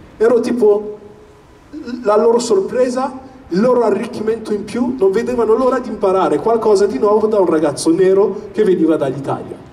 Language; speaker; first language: Italian; early bilingual, other home language; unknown